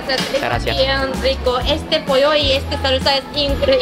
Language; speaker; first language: Spanish; non-native, learner; Japanese